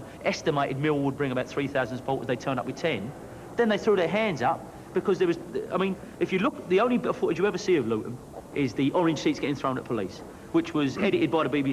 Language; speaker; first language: English; native; English